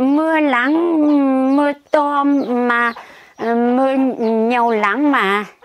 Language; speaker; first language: Vietnamese; native; Vietnamese